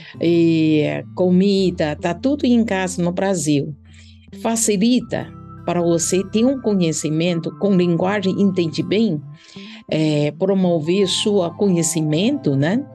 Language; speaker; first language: Portuguese; non-native, learner; Chinese